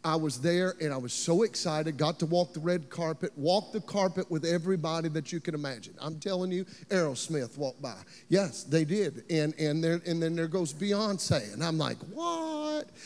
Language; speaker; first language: English; native; English